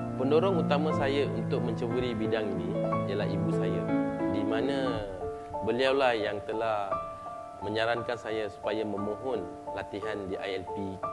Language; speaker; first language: Malay; non-native, local second language; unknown